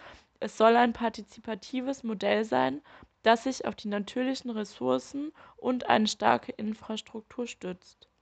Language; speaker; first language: German; native; German